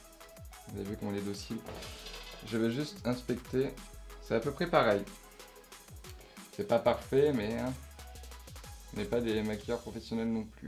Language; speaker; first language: French; native; French